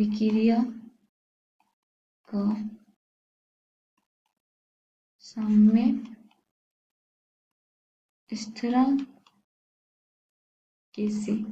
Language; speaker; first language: Hindi; native; Hindi